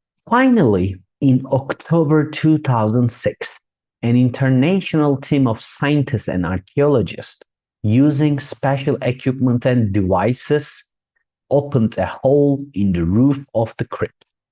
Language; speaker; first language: English; non-native, fluent; Turkish